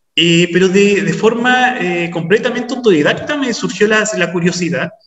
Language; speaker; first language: Spanish; native; Spanish